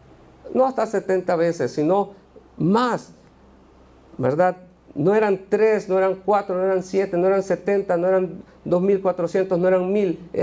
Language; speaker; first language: Spanish; native; Spanish